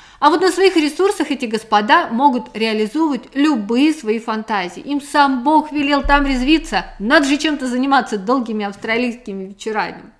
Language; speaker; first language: Russian; native; Russian